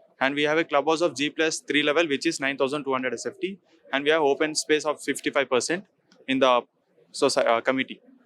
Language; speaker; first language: English; non-native, local second language; Telugu